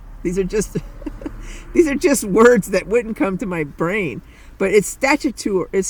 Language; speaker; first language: English; native; English